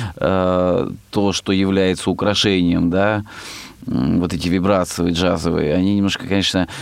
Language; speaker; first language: Russian; native; Russian